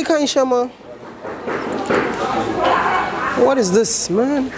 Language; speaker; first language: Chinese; non-native, fluent; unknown